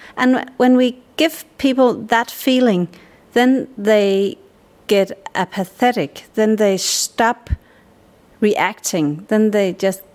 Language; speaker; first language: English; non-native, fluent; Danish